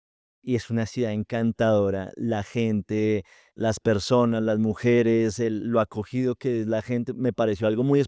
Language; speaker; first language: Spanish; native; Spanish